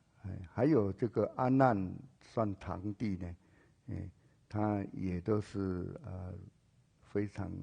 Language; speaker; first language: Chinese; native; Chinese